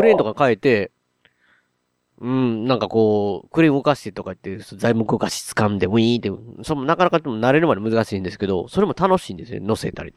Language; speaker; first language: Japanese; native; Japanese